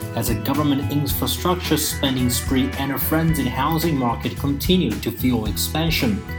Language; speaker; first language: English; non-native, fluent; Chinese